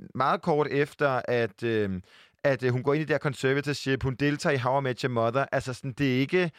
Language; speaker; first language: Danish; native; Danish